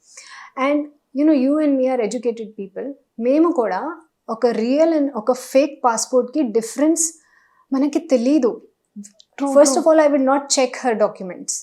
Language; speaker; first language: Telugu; non-native, learner; Hindi